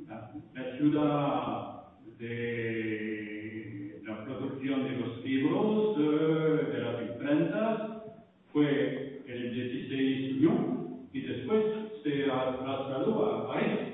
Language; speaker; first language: Spanish; non-native, fluent; French